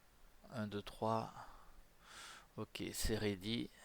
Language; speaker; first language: French; native; French